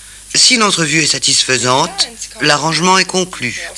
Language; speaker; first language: French; native; French